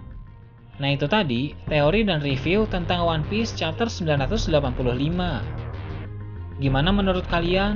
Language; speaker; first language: Indonesian; native; Indonesian